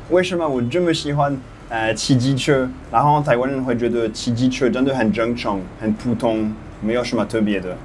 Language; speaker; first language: Chinese; non-native, fluent; French